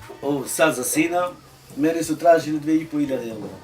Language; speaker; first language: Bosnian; non-native, local second language; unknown